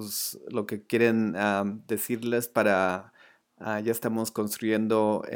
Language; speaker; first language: Spanish; early bilingual, other home language; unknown